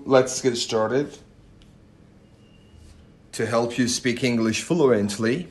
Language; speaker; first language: English; non-native, fluent; Persian